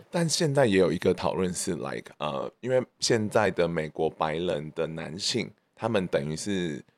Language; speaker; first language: Chinese; native; Chinese